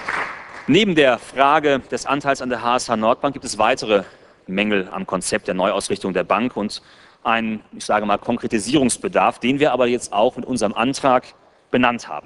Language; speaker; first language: German; native; German